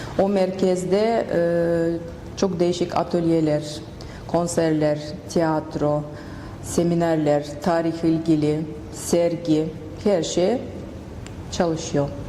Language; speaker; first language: Turkish; non-native, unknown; Russian